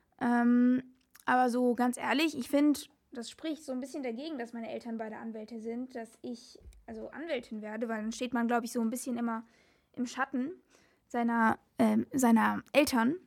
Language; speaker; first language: German; native; German